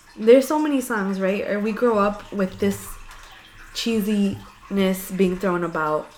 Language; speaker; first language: English; early bilingual, other home language; Spanish